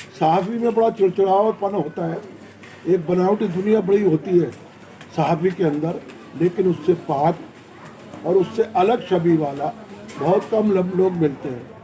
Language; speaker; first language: Urdu; native; Urdu